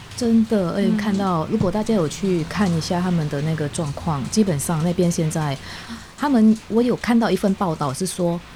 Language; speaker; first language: Chinese; non-native, fluent; Indonesian